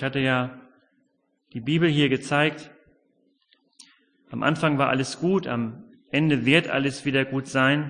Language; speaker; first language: German; native; German